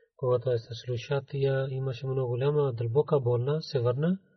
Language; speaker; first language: Bulgarian; non-native, learner; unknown